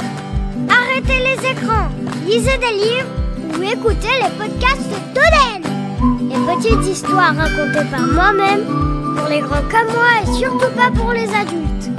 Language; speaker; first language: French; native; French